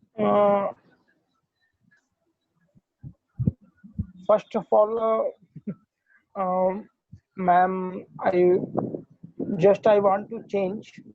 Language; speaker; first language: English; non-native, learner; Hindi